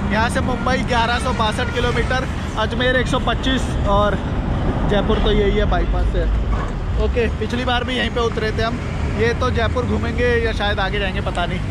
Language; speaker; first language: Hindi; native; Hindi